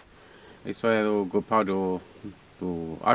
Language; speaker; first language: Portuguese; non-native, learner; Norwegian